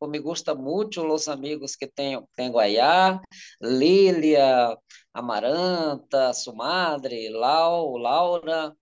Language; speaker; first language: Spanish; non-native, learner; Portuguese